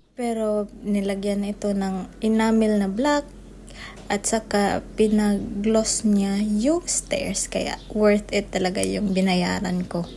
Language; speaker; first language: Filipino; non-native, local second language; Cebuano